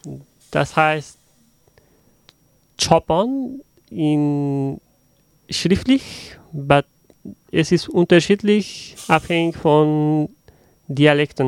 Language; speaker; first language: German; non-native, learner; Uzbek